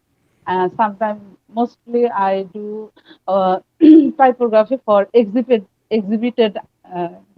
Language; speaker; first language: English; non-native, learner; Bangla